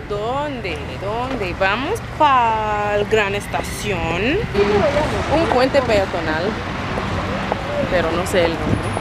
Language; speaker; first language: Spanish; non-native, learner; English